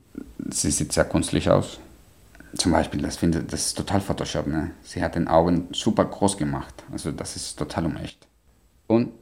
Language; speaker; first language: German; non-native, fluent; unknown